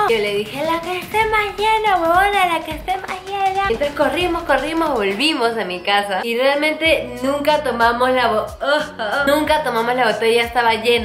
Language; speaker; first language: Spanish; native; Spanish